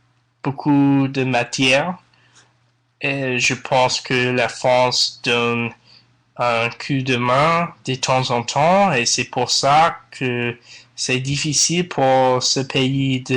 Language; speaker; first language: French; non-native, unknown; English